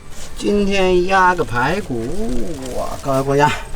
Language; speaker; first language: Chinese; native; Chinese